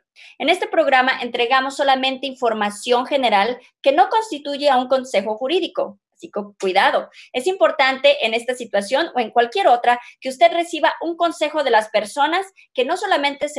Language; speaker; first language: Spanish; native; Spanish